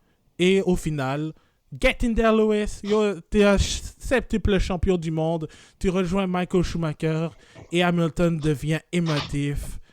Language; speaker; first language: French; native; French